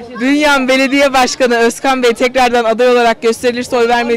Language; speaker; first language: Turkish; native; Turkish